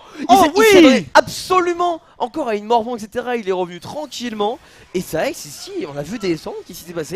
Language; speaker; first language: French; native; French